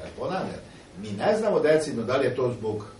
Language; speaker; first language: Serbian; native; Serbian